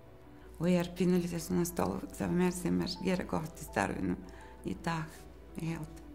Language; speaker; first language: Icelandic; non-native, learner; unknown